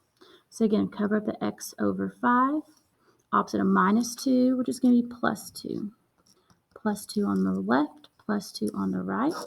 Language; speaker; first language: English; native; English